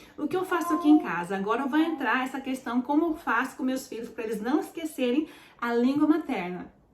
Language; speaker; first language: Portuguese; early bilingual, heritage; Portuguese